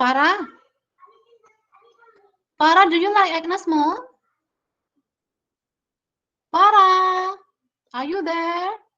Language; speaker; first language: English; non-native, fluent; Indonesian